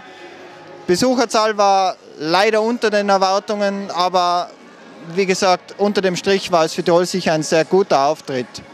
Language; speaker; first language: German; native; German